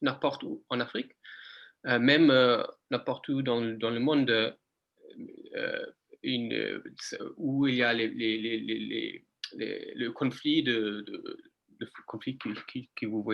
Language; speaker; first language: French; non-native, fluent; English